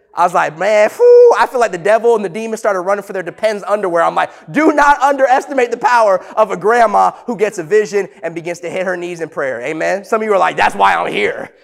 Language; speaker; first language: English; native; English